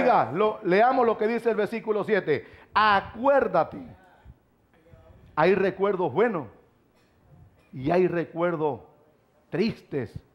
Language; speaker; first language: Spanish; native; Spanish